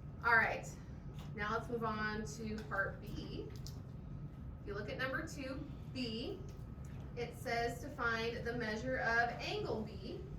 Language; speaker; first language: English; native; English